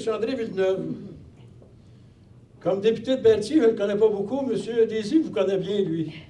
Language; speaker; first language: French; native; French